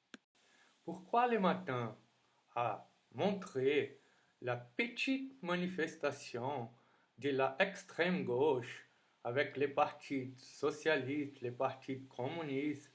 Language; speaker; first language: French; non-native, fluent; Portuguese